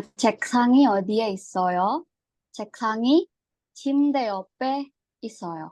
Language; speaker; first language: Korean; non-native, learner; Indonesian